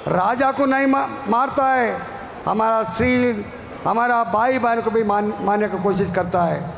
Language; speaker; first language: Hindi; non-native, local second language; Telugu